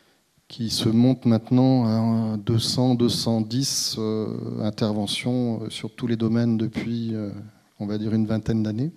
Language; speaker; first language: French; native; French